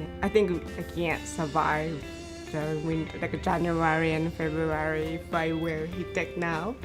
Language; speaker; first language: English; non-native, learner; Japanese